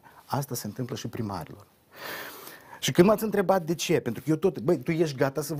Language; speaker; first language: Romanian; native; Romanian